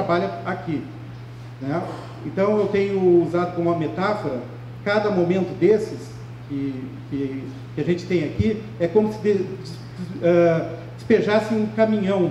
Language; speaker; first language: Portuguese; native; Portuguese